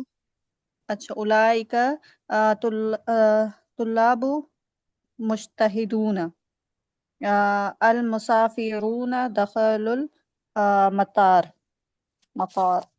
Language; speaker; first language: Arabic; non-native, learner; Urdu